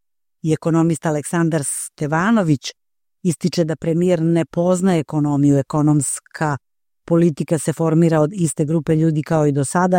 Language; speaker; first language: Croatian; native; Croatian